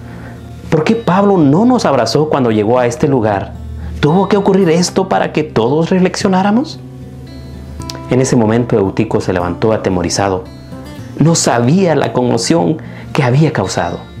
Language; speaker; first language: Spanish; native; Spanish